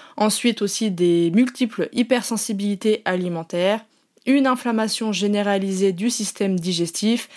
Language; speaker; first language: French; native; French